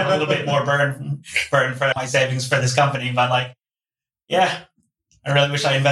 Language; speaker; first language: English; non-native, local second language; Cantonese